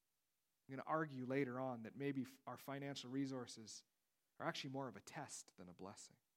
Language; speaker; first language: English; native; English